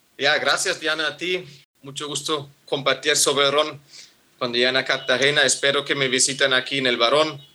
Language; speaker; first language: Spanish; non-native, fluent; German